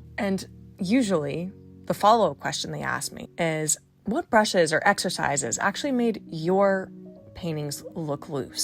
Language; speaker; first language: English; native; English